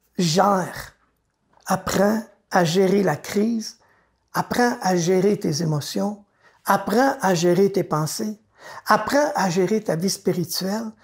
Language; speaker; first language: French; native; French